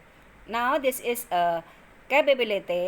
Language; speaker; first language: English; non-native, learner; Indonesian